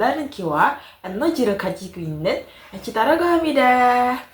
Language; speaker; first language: Korean; non-native, learner; Indonesian